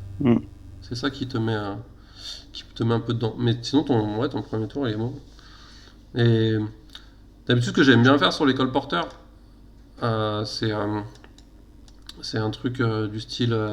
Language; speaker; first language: French; native; French